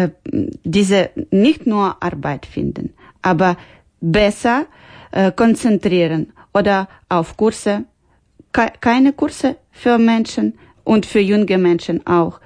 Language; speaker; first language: German; non-native, learner; Ukrainian